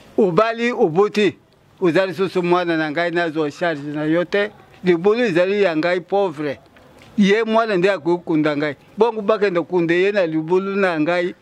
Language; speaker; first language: Lingala; non-native, local second language; Luba-Lulua